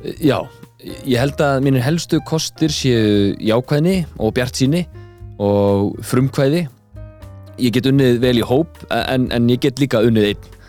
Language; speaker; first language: Icelandic; early bilingual, heritage; Icelandic